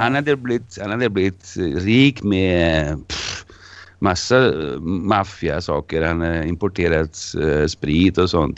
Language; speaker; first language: Swedish; non-native, fluent; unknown